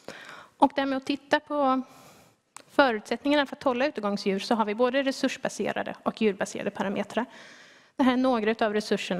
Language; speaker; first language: Swedish; native; Swedish